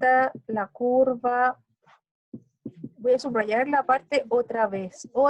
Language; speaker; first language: Spanish; native; Spanish